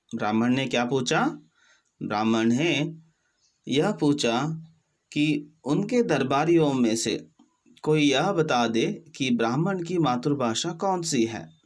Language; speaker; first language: Hindi; non-native, local second language; Kannada